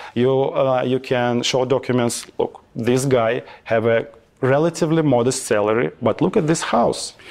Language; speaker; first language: English; non-native, fluent; Russian